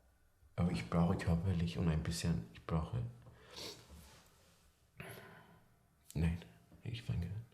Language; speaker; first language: German; non-native, fluent; Persian